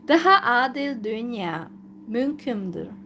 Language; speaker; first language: Turkish; non-native, fluent; Hungarian